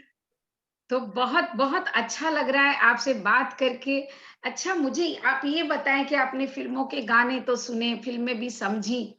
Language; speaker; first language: Hindi; native; Hindi